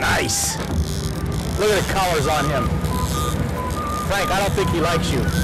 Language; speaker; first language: English; native; English